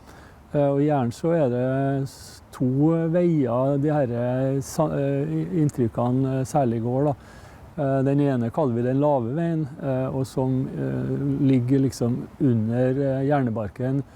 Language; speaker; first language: Norwegian; native; Norwegian